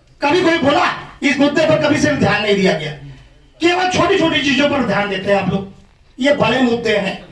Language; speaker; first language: Hindi; native; Hindi